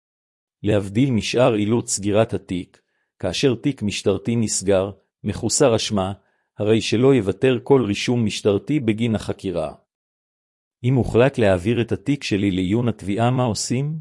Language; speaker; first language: Hebrew; native; Hebrew